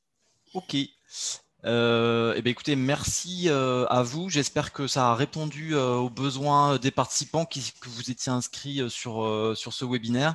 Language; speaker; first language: French; native; French